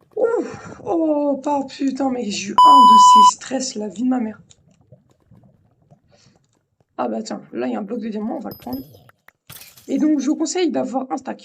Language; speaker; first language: French; native; French